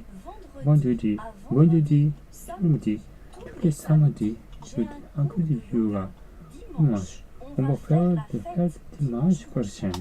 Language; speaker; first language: French; non-native, learner; Japanese